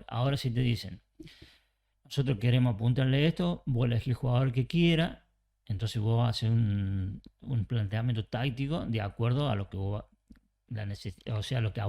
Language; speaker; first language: Spanish; native; Spanish